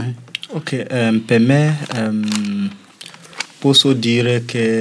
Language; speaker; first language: Italian; non-native, learner; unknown